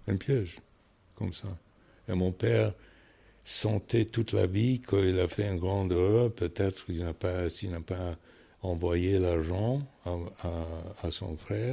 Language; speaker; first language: French; non-native, fluent; English